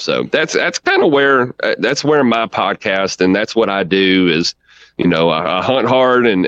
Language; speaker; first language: English; native; English